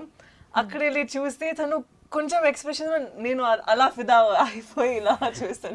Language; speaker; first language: Telugu; non-native, learner; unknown